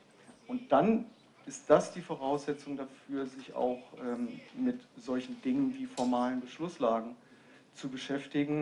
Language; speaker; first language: German; native; German